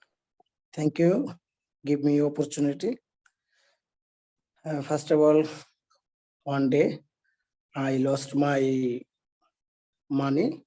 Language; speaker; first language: English; non-native, learner; Bangla